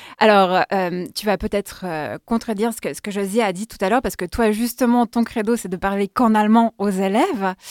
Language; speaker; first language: French; native; French